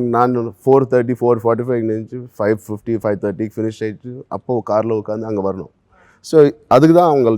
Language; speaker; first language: Tamil; non-native, fluent; Telugu